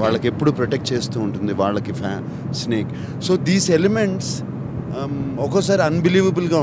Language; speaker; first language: Telugu; native; Telugu